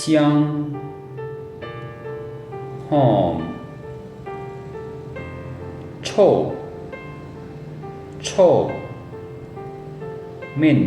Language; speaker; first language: Chinese; non-native, fluent; Lao